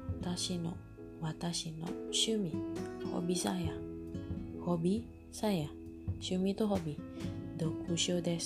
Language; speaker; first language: Japanese; non-native, learner; Indonesian